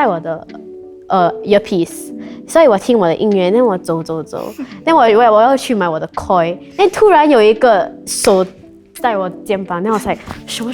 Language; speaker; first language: Chinese; non-native, local second language; English